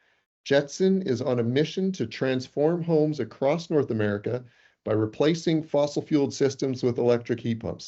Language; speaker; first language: English; native; English